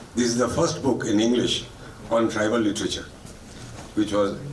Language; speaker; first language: English; non-native, local second language; Hindi